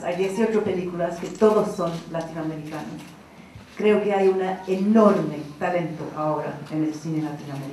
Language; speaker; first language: Spanish; non-native, fluent; English